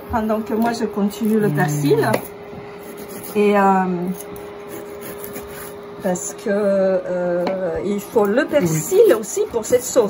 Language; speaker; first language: French; non-native, fluent; Italian